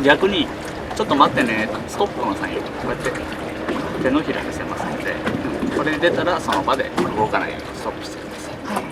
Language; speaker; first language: Japanese; native; Japanese